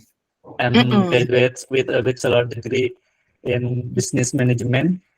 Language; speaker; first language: English; non-native, learner; Indonesian